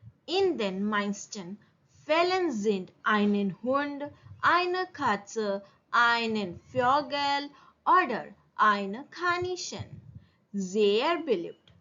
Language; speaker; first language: German; non-native, learner; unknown